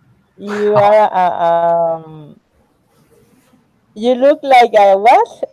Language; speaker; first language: English; non-native, learner; Spanish